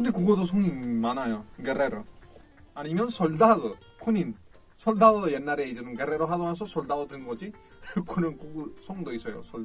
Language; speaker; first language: Korean; non-native, fluent; Spanish